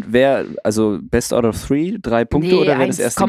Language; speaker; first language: German; native; German